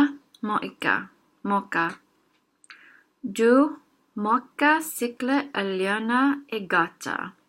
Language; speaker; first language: Norwegian; non-native, learner; English